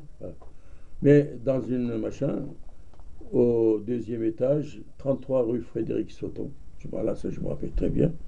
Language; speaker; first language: French; non-native, fluent; Armenian